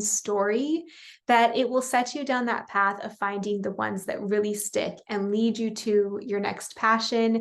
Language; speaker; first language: English; native; English